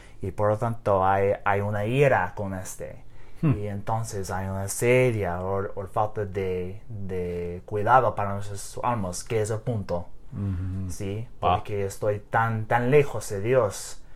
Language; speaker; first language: Spanish; non-native, learner; English